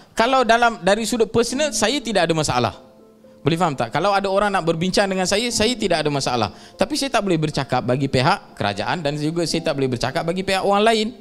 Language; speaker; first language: Malay; non-native, local second language; Tamil